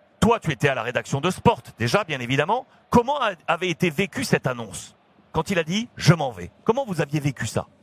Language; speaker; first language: French; native; French